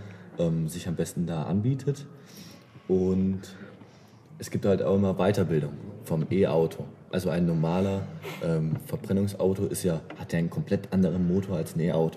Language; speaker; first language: German; native; German